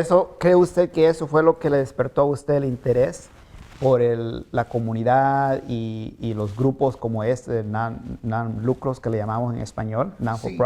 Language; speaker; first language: Spanish; native; Spanish